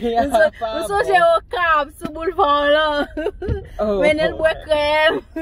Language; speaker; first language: French; non-native, local second language; Haitian Creole